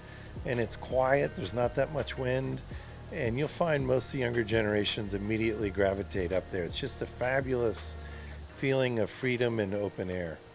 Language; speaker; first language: English; native; English